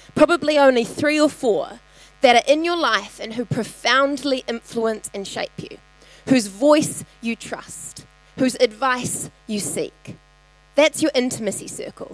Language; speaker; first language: English; native; English